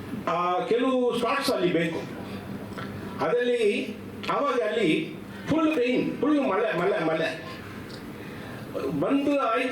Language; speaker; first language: Kannada; non-native, learner; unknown